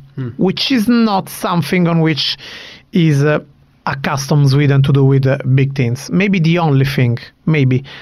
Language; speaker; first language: English; non-native, fluent; Italian